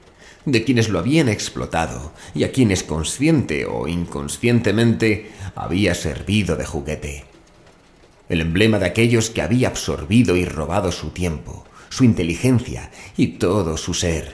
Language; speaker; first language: Spanish; native; Spanish